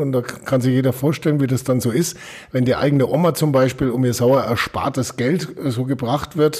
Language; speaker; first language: German; native; German